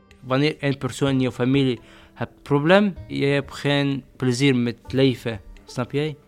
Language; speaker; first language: Dutch; non-native, learner; Arabic